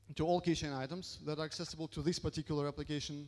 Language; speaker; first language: English; non-native, fluent; Russian